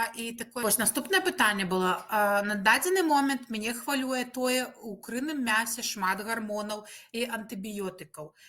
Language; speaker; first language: Belarusian; native; Belarusian